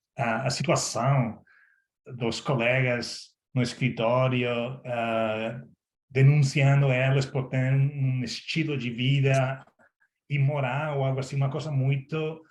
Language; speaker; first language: Portuguese; non-native, fluent; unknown